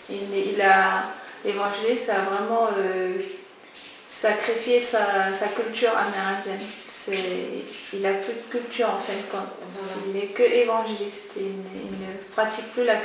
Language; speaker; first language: French; non-native, local second language; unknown